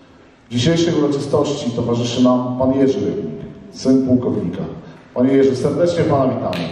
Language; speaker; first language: Polish; native; Polish